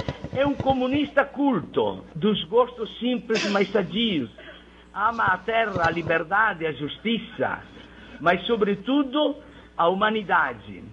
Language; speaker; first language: Portuguese; non-native, fluent; Italian